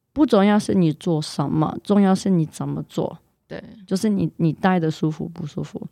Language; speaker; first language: Chinese; non-native, fluent; English